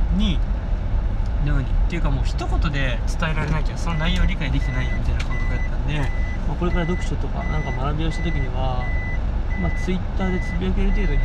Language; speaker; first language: Japanese; native; Japanese